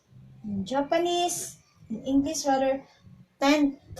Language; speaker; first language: English; non-native, local second language; Filipino